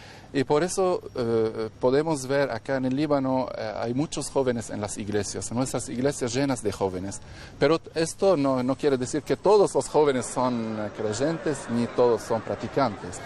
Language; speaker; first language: Spanish; non-native, fluent; Arabic